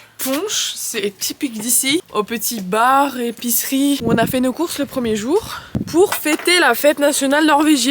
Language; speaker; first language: French; native; French